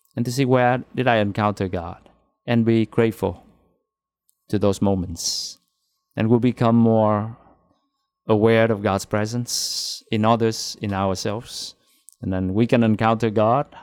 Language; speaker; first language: English; non-native, fluent; Vietnamese